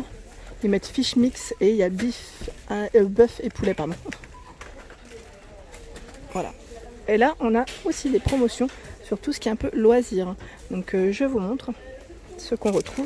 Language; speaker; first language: French; native; French